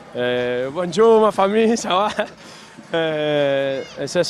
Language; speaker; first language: French; non-native, learner; Spanish